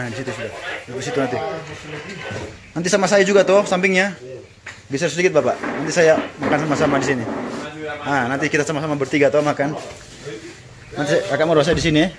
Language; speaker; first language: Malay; non-native, local second language; Javanese